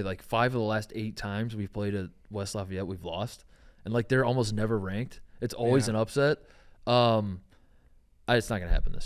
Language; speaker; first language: English; native; English